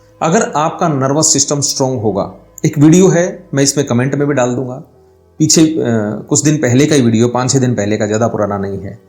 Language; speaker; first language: Hindi; native; Hindi